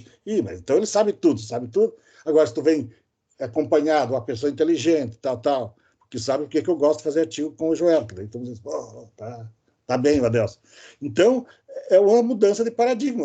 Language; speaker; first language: Portuguese; native; Portuguese